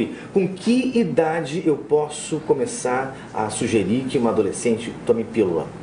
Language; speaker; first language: Portuguese; native; Portuguese